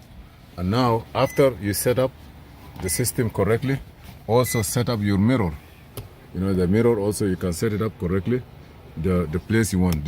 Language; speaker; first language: English; non-native, fluent; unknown